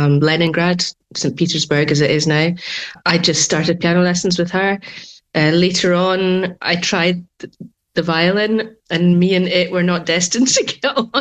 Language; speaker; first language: English; non-native, local second language; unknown